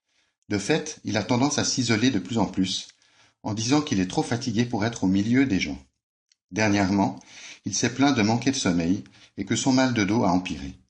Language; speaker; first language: French; native; French